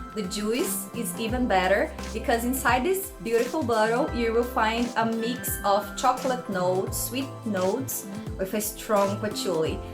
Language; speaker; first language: English; non-native, fluent; Portuguese